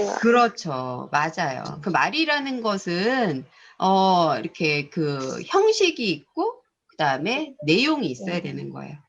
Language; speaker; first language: Korean; native; Korean